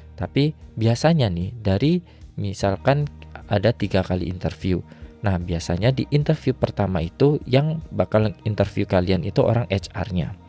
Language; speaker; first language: Indonesian; native; Indonesian